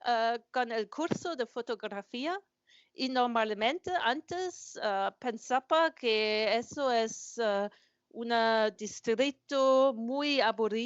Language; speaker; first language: Spanish; non-native, learner; German